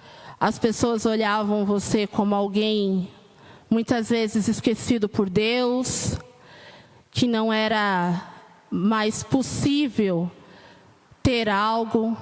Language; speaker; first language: Portuguese; native; Portuguese